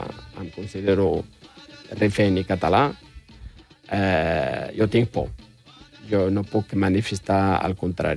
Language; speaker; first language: Catalan; non-native, fluent; Riffian